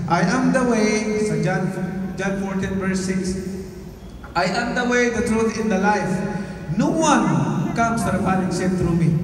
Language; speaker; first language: English; non-native, local second language; Filipino